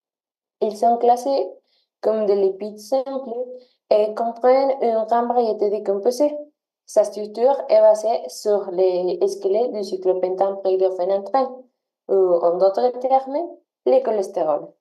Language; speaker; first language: French; non-native, learner; Spanish